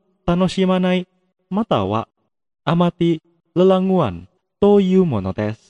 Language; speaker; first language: Japanese; non-native, fluent; Indonesian